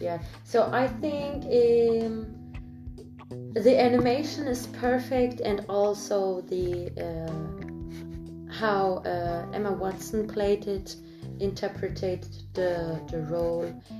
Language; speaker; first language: English; non-native, fluent; German